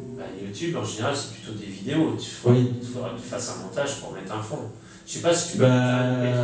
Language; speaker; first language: French; native; French